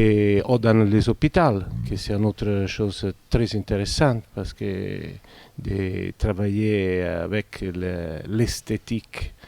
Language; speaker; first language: French; non-native, fluent; Italian